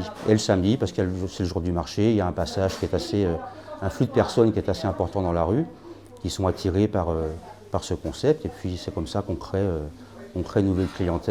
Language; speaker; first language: French; native; French